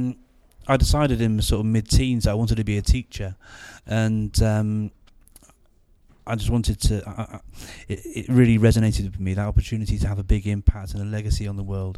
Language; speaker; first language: English; native; English